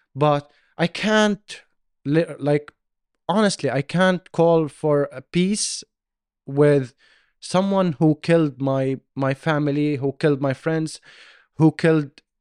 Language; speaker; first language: English; non-native, learner; Arabic